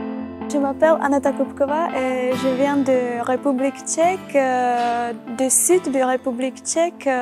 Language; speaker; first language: French; non-native, fluent; Czech